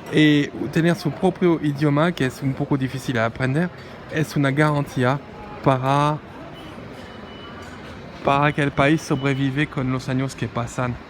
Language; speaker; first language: Spanish; non-native, learner; French